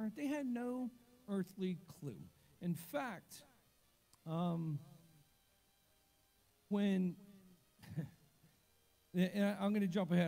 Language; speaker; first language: English; native; English